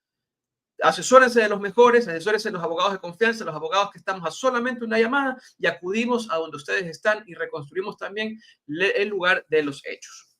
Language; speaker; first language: Spanish; native; Spanish